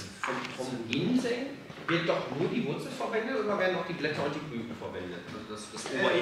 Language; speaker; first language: German; native; German